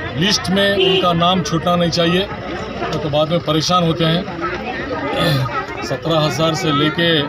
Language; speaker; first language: Hindi; non-native, local second language; Urdu